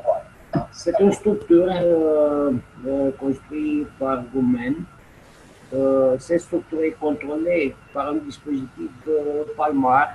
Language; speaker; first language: French; non-native, learner; Romanian